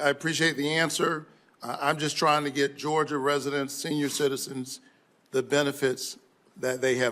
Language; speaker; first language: English; native; English